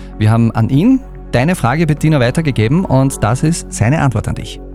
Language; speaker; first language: German; native; German